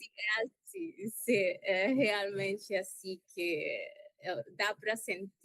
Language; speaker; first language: Portuguese; non-native, learner; Spanish